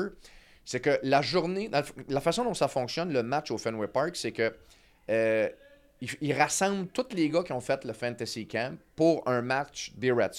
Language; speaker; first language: French; native; French